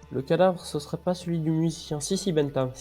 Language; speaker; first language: French; native; French